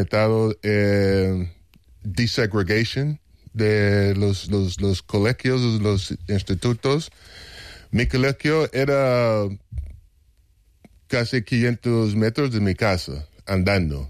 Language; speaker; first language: Spanish; non-native, fluent; English